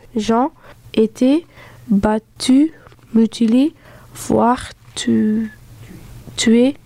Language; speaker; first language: French; early bilingual, other home language; Dutch